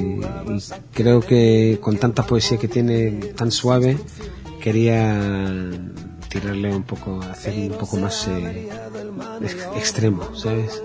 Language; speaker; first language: Spanish; non-native, fluent; Hebrew